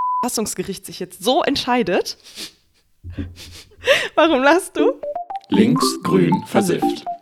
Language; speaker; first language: German; native; German